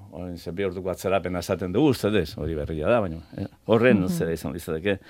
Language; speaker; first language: Basque; native; Basque